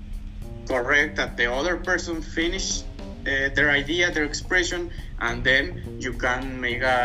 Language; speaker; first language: English; non-native, learner; Spanish